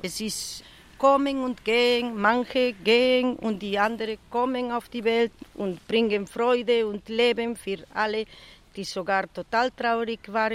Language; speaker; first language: German; non-native, fluent; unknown